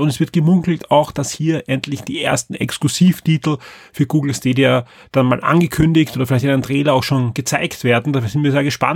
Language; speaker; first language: German; native; German